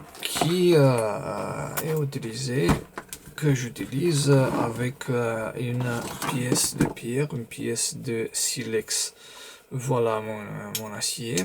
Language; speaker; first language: French; non-native, fluent; Romanian